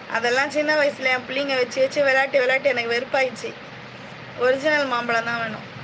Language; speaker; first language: Tamil; native; Tamil